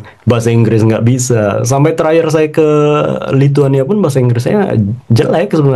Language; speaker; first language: Indonesian; native; Indonesian